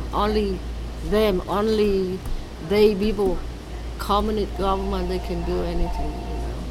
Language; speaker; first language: English; non-native, learner; Vietnamese